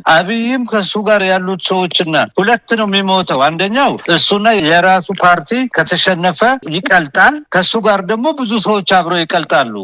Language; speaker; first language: Amharic; non-native, local second language; Oromo